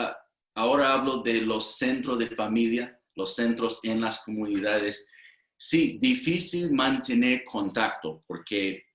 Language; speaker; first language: Spanish; non-native, fluent; English